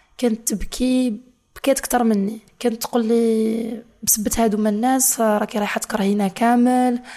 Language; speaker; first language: Arabic; non-native, fluent; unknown